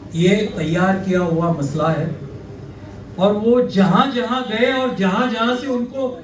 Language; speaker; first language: Hindi; non-native, local second language; Marathi